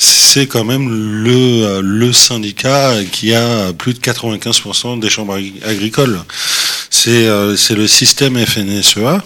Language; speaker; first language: French; native; French